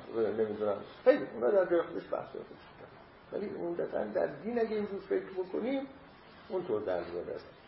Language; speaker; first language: Persian; non-native, local second language; Azerbaijani